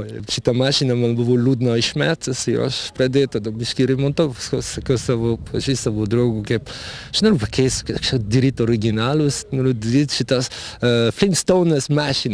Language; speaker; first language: Lithuanian; non-native, learner; French